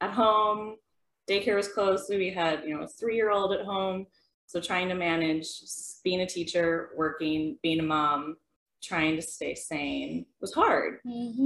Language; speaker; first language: English; native; English